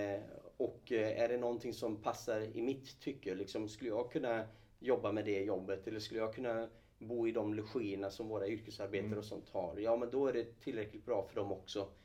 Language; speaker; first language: Swedish; early bilingual, other home language; Kurdish